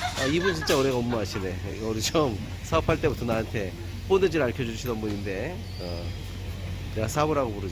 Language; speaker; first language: Korean; native; Korean